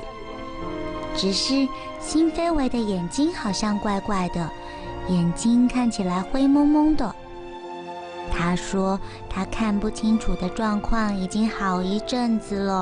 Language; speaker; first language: Chinese; native; Chinese